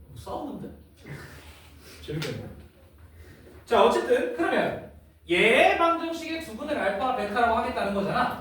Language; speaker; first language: Korean; native; Korean